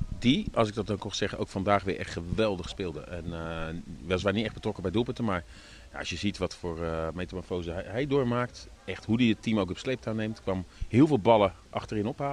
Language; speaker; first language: Dutch; native; Dutch